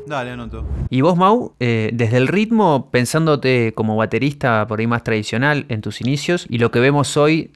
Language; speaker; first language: Spanish; native; Spanish